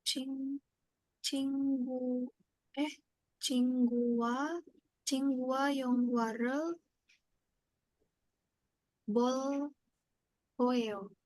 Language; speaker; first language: Korean; non-native, learner; Indonesian